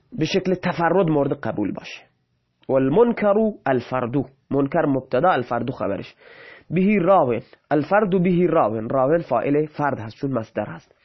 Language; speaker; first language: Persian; non-native, local second language; Baluchi